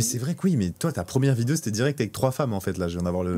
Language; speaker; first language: French; native; French